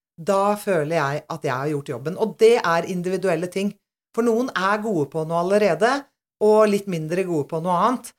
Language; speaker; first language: Norwegian; native; Norwegian